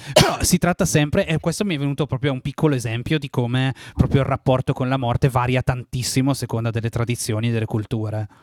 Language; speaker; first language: Italian; native; Italian